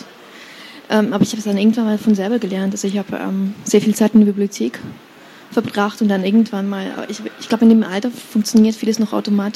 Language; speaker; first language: German; early bilingual, other home language; Russian